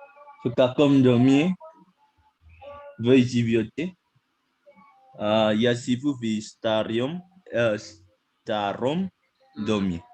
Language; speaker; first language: Russian; non-native, learner; Indonesian